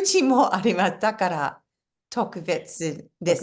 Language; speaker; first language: Japanese; non-native, fluent; English